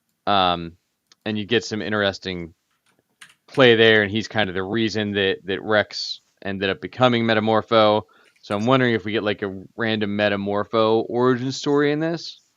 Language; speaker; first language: English; native; English